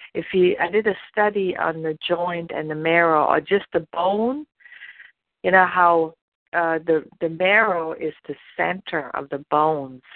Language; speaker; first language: English; non-native, fluent; German